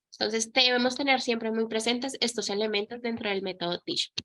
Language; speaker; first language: Spanish; native; Spanish